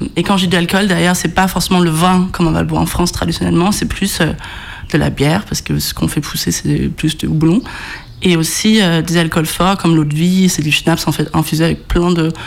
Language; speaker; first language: French; non-native, fluent; Danish